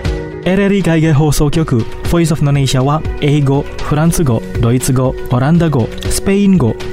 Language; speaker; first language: Japanese; non-native, fluent; Indonesian